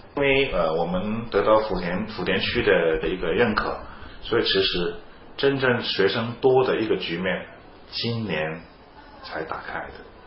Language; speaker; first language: Chinese; non-native, fluent; Cantonese